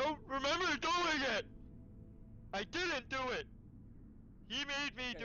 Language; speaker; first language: English; native; English